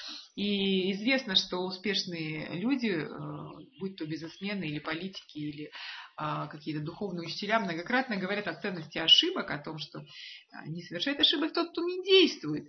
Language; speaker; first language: Russian; native; Russian